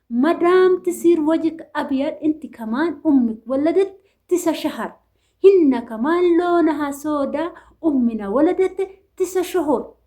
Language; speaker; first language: Arabic; non-native, learner; Oromo